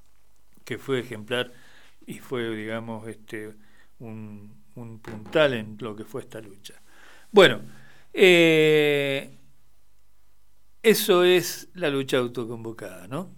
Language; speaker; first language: Spanish; native; Spanish